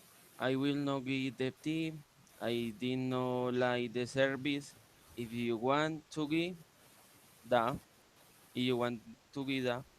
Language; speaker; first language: English; non-native, learner; Spanish